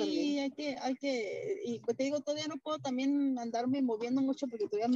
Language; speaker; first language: Spanish; native; Spanish